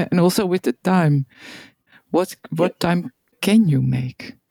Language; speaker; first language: English; non-native, fluent; Dutch